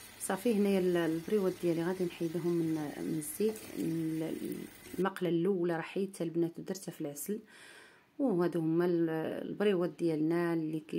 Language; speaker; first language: Arabic; native; Arabic